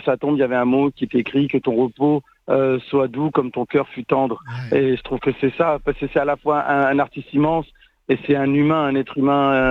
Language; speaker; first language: French; native; French